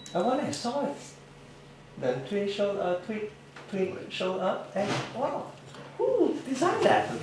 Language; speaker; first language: English; non-native, learner; Chinese